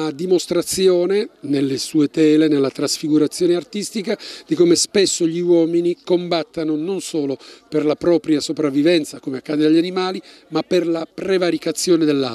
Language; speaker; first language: Italian; native; Italian